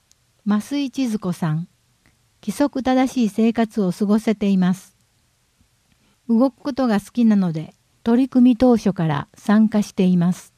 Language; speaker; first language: Japanese; native; Japanese